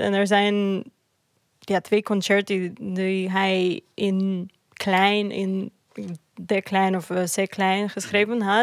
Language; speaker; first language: Dutch; non-native, fluent; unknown